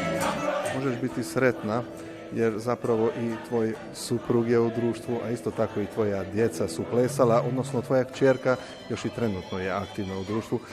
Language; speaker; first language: Bosnian; native; Bosnian